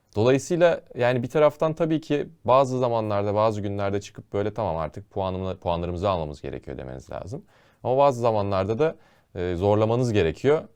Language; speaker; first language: Turkish; native; Turkish